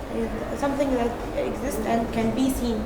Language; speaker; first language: English; non-native, learner; Arabic